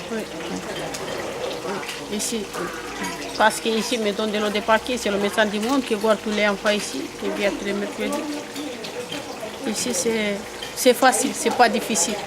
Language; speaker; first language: French; non-native, learner; Romanian